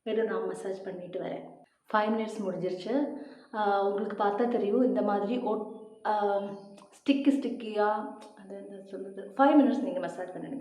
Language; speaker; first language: Tamil; non-native, learner; Malayalam